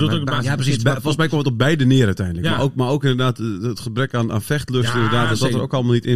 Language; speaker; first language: Dutch; native; Dutch